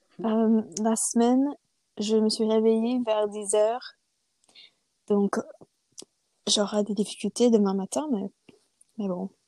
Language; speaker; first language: French; non-native, fluent; English